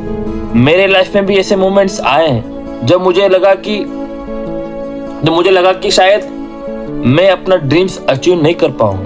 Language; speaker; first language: Hindi; non-native, local second language; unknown